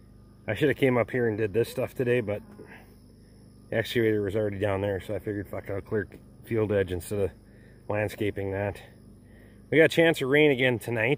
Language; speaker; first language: English; native; English